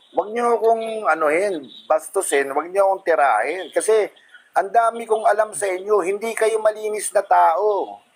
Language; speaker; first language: Filipino; native; Filipino